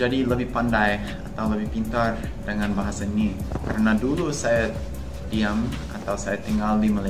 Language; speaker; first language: Indonesian; non-native, fluent; English